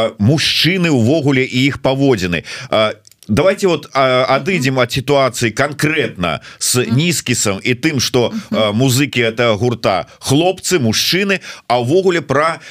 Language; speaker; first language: Belarusian; native; Belarusian